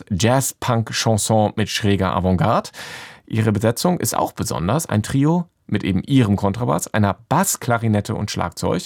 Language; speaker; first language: German; native; German